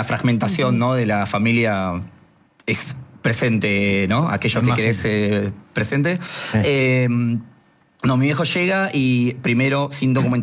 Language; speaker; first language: Spanish; non-native, local second language; Quechua